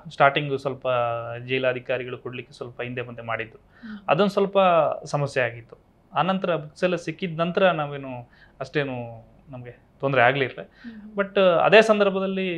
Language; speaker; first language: Kannada; native; Kannada